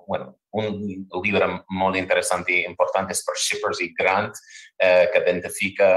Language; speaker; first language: Catalan; non-native, fluent; English